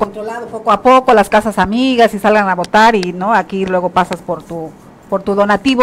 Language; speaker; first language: Spanish; native; Spanish